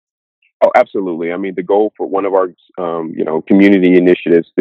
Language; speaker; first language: English; native; English